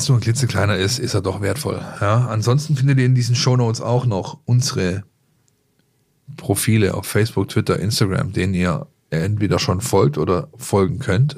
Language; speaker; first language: German; native; German